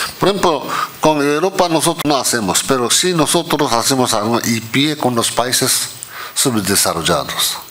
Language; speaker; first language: Spanish; non-native, fluent; Japanese